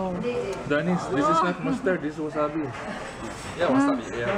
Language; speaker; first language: English; non-native, learner; Korean